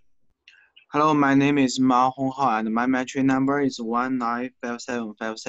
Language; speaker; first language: English; non-native, learner; Chinese